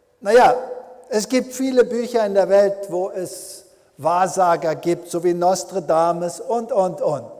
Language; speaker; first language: German; early bilingual, heritage; German